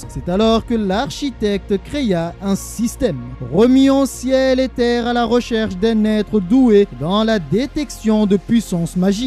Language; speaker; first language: French; native; French